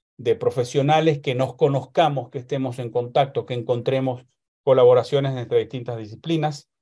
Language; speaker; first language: Spanish; native; Spanish